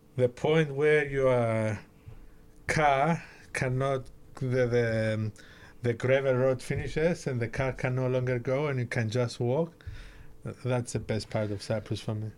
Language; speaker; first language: English; early bilingual, other home language; Greek